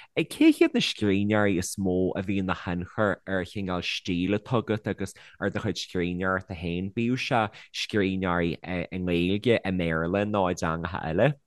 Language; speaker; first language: Irish; native; Irish